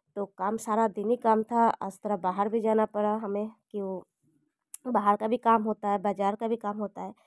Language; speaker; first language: Hindi; non-native, local second language; Bangla